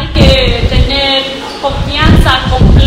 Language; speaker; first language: Spanish; non-native, learner; English